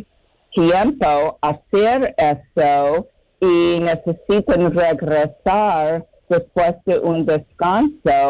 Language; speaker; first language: Spanish; non-native, learner; English